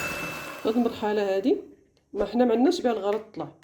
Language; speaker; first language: Arabic; native; Arabic